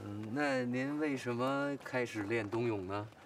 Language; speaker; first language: Chinese; native; Chinese